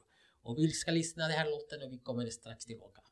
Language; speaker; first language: Swedish; non-native, fluent; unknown